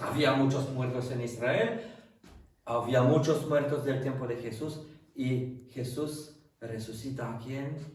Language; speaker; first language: Spanish; non-native, fluent; French